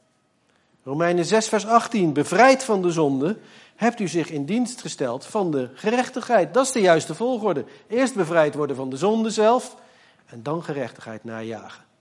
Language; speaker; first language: Dutch; native; Dutch